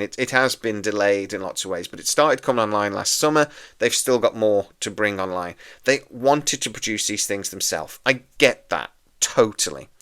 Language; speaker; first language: English; native; English